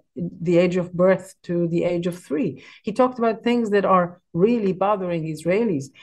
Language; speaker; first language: English; non-native, fluent; Hebrew